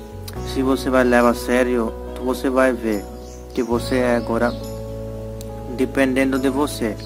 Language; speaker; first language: Portuguese; non-native, learner; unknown